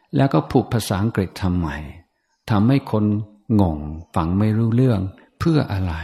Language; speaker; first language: Thai; non-native, fluent; English